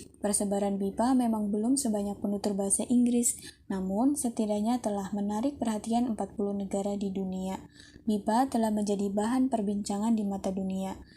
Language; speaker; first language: Indonesian; native; Indonesian